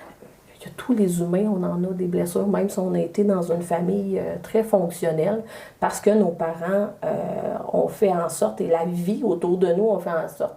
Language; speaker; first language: French; native; French